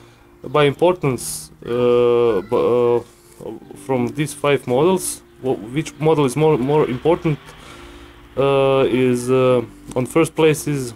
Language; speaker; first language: English; non-native, learner; Croatian